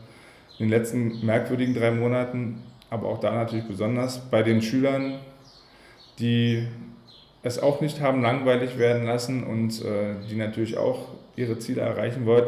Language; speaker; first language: German; native; German